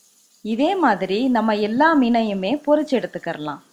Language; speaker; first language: Tamil; native; Tamil